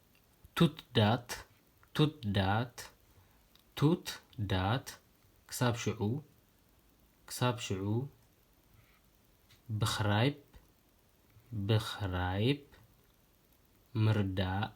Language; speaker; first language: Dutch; non-native, fluent; Tigrinya